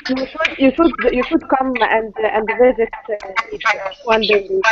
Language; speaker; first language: English; non-native, learner; Arabic